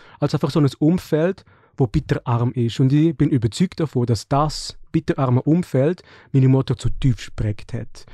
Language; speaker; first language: German; early bilingual, other home language; Serbian